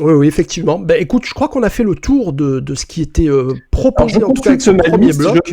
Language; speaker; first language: French; native; French